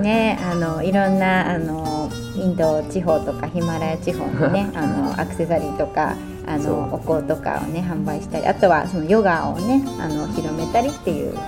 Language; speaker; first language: Japanese; native; Japanese